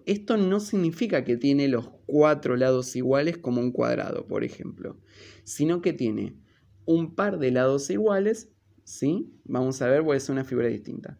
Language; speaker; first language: Spanish; native; Spanish